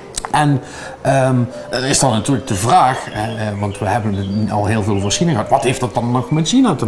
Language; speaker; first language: Dutch; native; Dutch